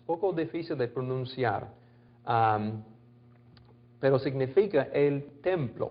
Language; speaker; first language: Spanish; non-native, fluent; English